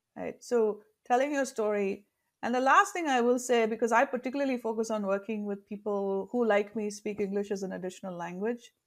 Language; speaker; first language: English; non-native, local second language; Tamil